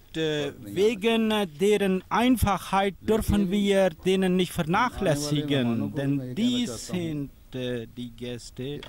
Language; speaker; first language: German; non-native, fluent; Urdu